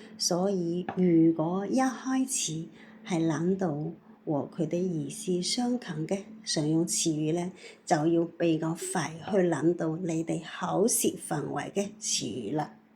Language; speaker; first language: Cantonese; non-native, fluent; Chinese